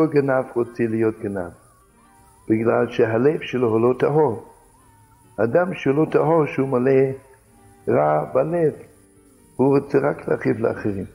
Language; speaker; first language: Hebrew; non-native, fluent; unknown